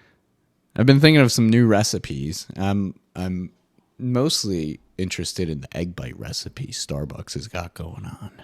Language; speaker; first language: English; native; English